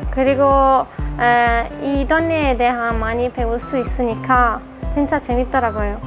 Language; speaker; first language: Korean; non-native, fluent; Italian